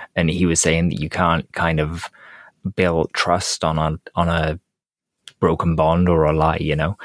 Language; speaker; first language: English; native; English